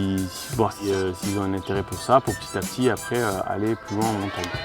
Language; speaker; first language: French; native; French